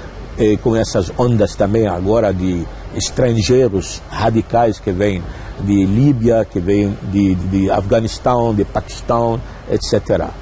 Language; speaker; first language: Portuguese; non-native, fluent; Arabic